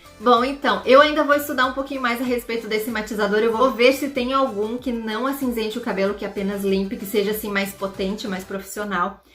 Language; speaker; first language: Portuguese; native; Portuguese